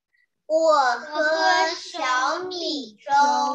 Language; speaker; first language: Chinese; early bilingual, heritage; Chinese